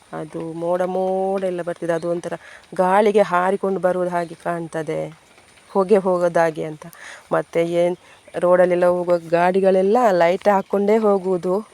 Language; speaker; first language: Kannada; non-native, local second language; Tulu